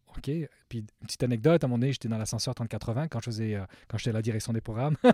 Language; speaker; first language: French; native; French